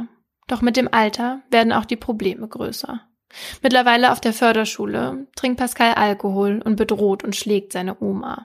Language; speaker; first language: German; native; German